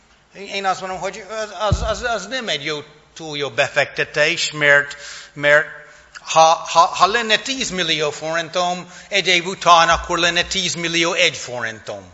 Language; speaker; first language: Hungarian; non-native, fluent; English